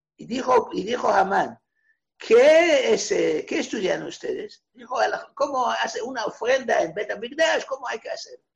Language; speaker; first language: Spanish; non-native, fluent; Hebrew